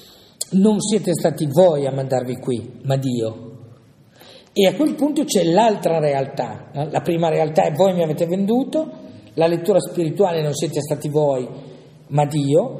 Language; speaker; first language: Italian; native; Italian